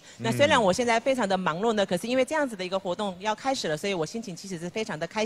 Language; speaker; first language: Chinese; native; Chinese